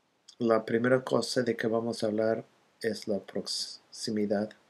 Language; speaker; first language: Spanish; non-native, fluent; English